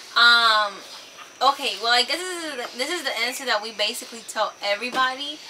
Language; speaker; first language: English; early bilingual, other home language; Spanish